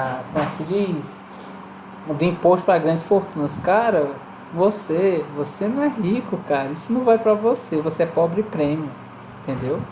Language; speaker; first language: Portuguese; native; Portuguese